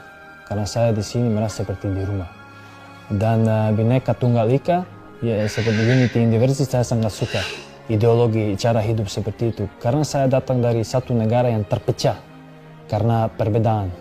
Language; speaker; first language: Indonesian; non-native, fluent; Serbian